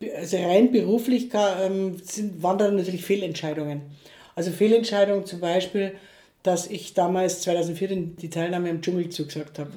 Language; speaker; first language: German; native; German